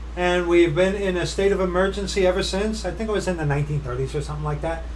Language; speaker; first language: English; native; English